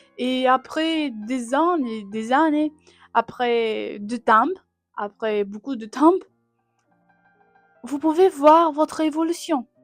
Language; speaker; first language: French; non-native, learner; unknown